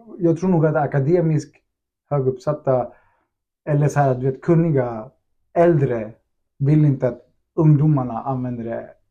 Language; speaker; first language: Swedish; early bilingual, other home language; Spanish